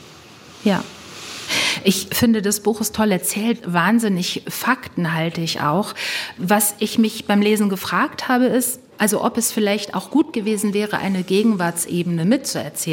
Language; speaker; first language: German; native; German